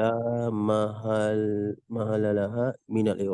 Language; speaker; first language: Arabic; non-native, learner; Malay